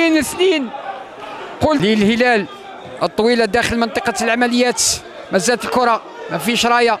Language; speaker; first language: Arabic; native; Arabic